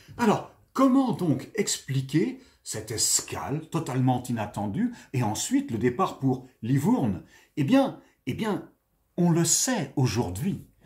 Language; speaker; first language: French; native; French